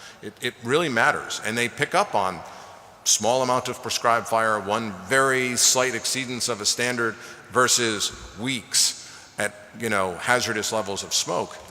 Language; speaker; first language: English; native; English